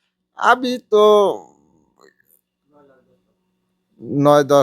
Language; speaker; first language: Hindi; non-native, learner; Bangla